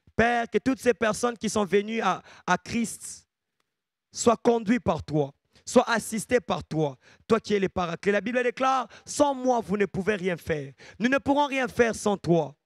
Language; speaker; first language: French; non-native, local second language; Lingala